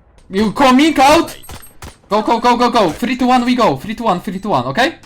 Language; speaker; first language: English; non-native, learner; Polish